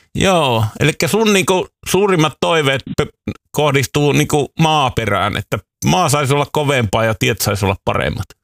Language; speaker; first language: Finnish; native; Finnish